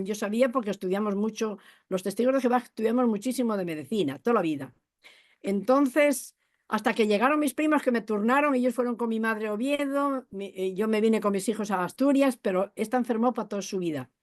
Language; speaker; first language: Spanish; native; Spanish